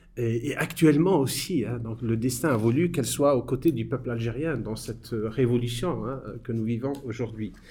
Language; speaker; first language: French; non-native, local second language; Arabic